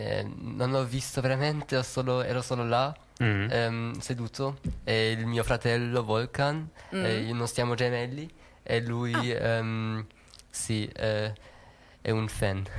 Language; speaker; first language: Italian; early bilingual, heritage; Italian